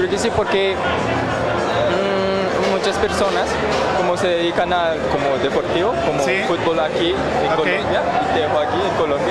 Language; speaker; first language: Spanish; non-native, learner; Japanese